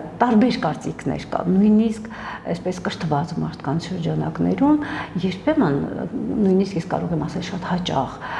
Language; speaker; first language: Armenian; native; Armenian